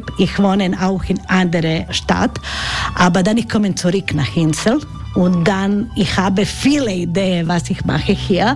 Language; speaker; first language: German; non-native, learner; Croatian